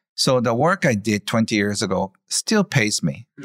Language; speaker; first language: English; non-native, fluent; Japanese